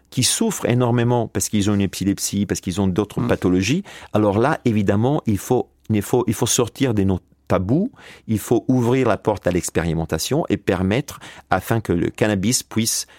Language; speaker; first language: French; non-native, fluent; Italian